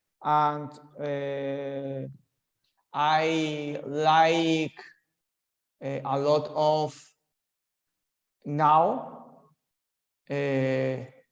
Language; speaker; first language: English; non-native, learner; Spanish